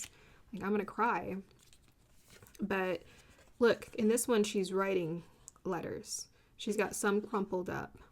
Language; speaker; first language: English; native; English